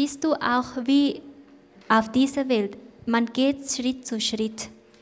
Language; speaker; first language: German; non-native, fluent; Thai